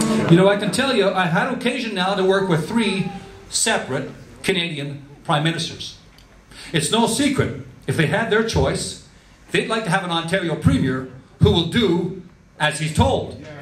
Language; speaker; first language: English; native; English